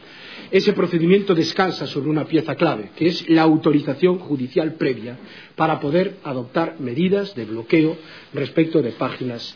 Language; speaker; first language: Spanish; native; Spanish